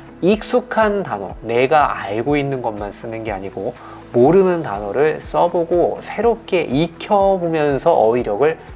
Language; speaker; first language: Korean; native; Korean